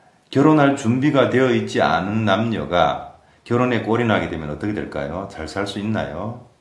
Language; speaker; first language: Korean; native; Korean